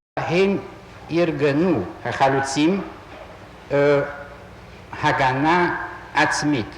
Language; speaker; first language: Hebrew; non-native, fluent; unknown